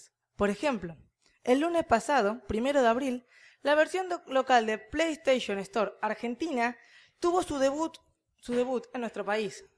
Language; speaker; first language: Spanish; native; Spanish